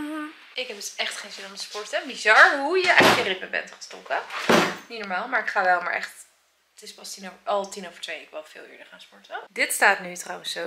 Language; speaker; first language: Dutch; native; Dutch